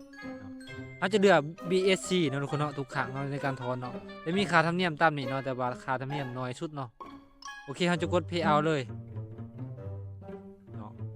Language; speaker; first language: Thai; non-native, local second language; Northeastern Thai